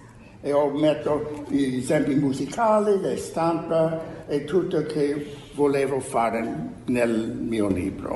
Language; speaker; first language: Italian; non-native, learner; English